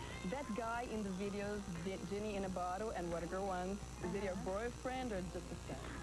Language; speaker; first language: English; non-native, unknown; Portuguese